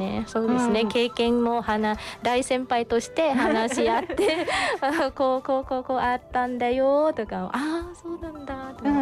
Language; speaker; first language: Japanese; non-native, fluent; Thai